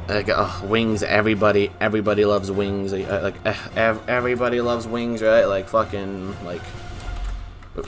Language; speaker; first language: English; native; English